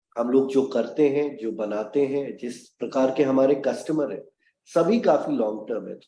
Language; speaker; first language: Hindi; native; Hindi